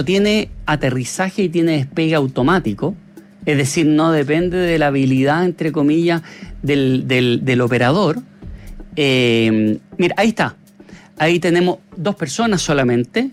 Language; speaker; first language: Spanish; native; Spanish